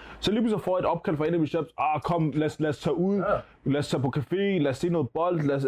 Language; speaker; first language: Danish; early bilingual, other home language; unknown